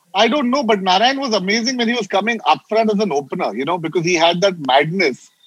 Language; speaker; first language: English; non-native, local second language; Hindi